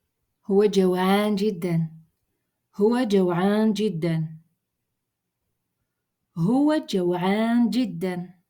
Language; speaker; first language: Arabic; non-native, fluent; Russian